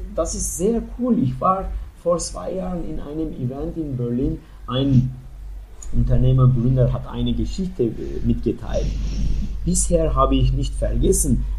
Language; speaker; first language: German; non-native, fluent; Turkish